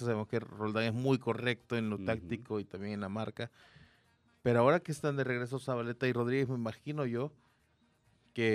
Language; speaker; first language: Spanish; native; Spanish